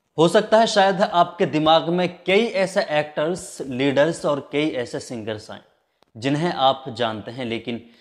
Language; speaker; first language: Hindi; native; Hindi